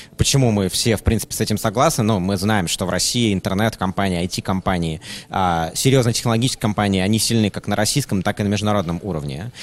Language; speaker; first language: Russian; native; Russian